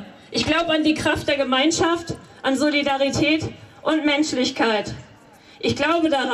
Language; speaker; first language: German; native; German